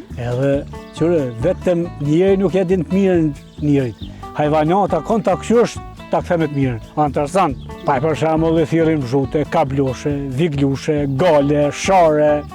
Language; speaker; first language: Albanian; native; Albanian